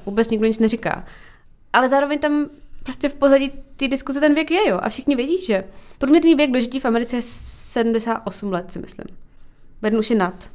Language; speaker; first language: Czech; native; Czech